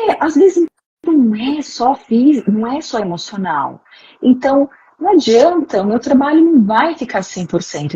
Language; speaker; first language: Portuguese; native; Portuguese